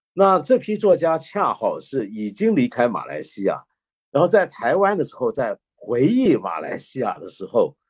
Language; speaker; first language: Chinese; non-native, local second language; Cantonese